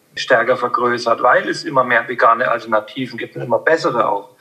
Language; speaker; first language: German; native; German